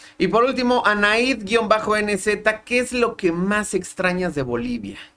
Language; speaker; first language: Spanish; native; Spanish